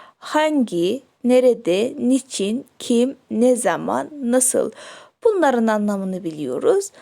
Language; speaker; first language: Turkish; non-native, fluent; Kyrgyz